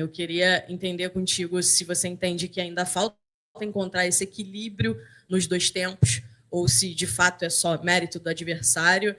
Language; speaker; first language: Portuguese; native; Portuguese